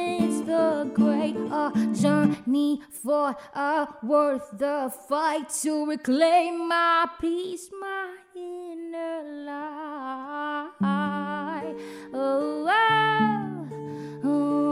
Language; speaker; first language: English; non-native, local second language; Cebuano